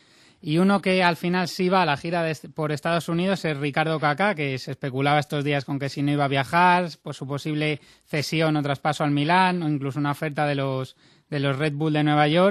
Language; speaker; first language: Spanish; native; Spanish